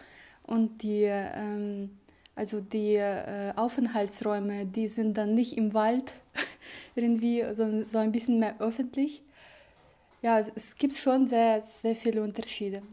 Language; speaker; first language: German; non-native, fluent; Russian